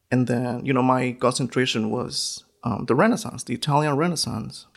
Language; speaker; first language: English; non-native, fluent; Spanish